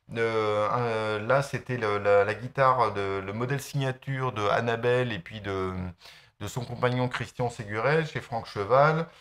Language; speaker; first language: French; native; French